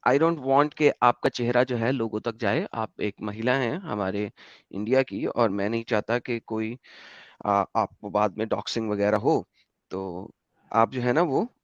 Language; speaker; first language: Hindi; native; Hindi